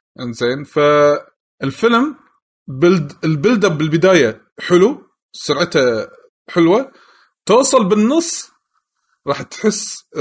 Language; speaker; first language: Arabic; native; Arabic